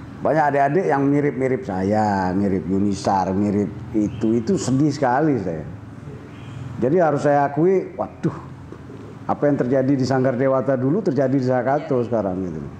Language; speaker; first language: Indonesian; non-native, local second language; Minangkabau